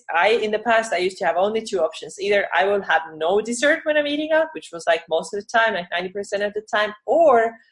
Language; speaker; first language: English; non-native, fluent; Estonian